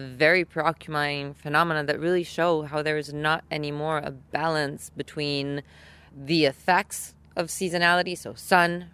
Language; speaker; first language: English; non-native, fluent; Italian